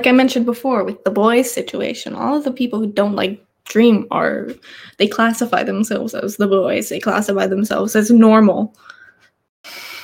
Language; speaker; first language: English; native; English